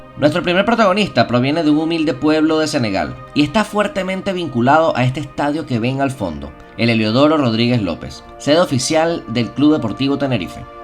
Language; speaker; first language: Spanish; native; Spanish